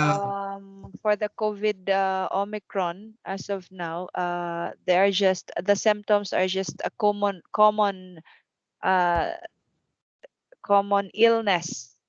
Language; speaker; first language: English; non-native, fluent; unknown